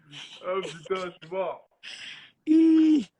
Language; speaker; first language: French; native; French